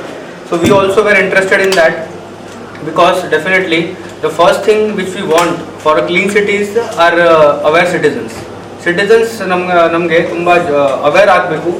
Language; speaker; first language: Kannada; non-native, fluent; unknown